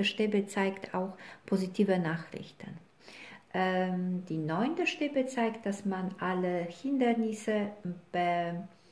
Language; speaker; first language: German; non-native, fluent; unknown